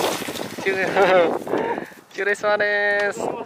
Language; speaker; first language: Japanese; non-native, learner; Vietnamese